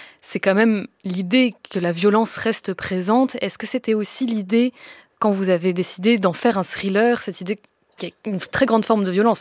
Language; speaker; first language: French; native; French